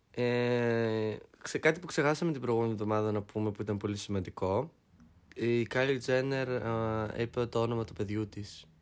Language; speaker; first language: Greek; early bilingual, heritage; Greek